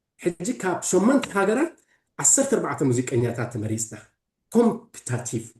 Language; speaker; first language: Tigrinya; early bilingual, heritage; Tigrinya